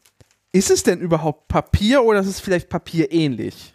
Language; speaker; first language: German; native; German